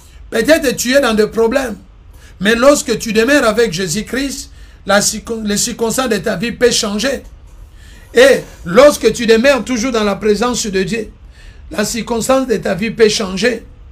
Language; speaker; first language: French; non-native, local second language; Lingala